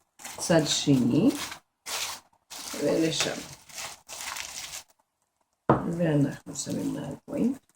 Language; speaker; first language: Hebrew; non-native, fluent; Russian